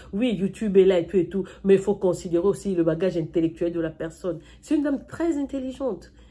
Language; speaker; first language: French; non-native, local second language; Lingala